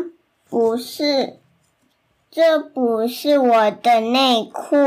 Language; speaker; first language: Chinese; early bilingual, heritage; Chinese